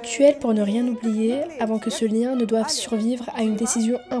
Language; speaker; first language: French; native; French